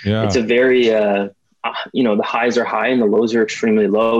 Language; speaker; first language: English; native; English